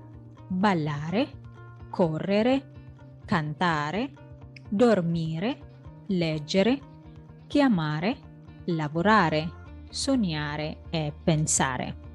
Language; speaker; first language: Italian; non-native, fluent; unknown